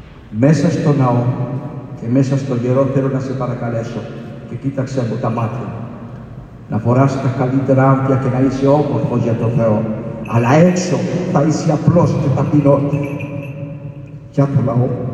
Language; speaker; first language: Greek; non-native, fluent; Spanish